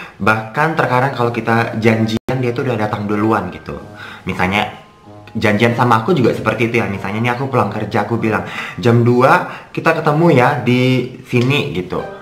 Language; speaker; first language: Indonesian; native; Indonesian